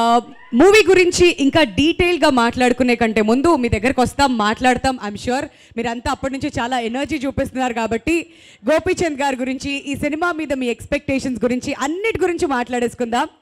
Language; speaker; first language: Telugu; native; Telugu